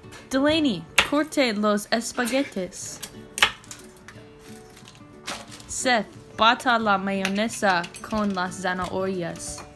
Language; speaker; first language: Spanish; non-native, learner; English